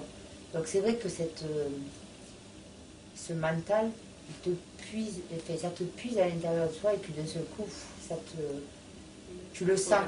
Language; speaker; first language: French; native; French